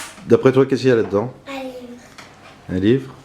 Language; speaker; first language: French; native; French